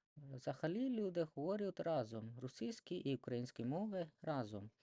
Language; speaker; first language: Ukrainian; non-native, learner; Odia